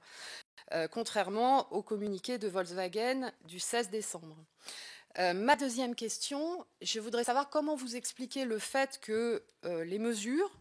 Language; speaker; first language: French; native; French